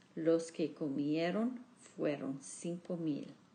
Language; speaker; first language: Spanish; non-native, learner; English